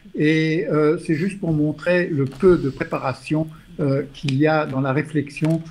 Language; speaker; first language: French; non-native, fluent; English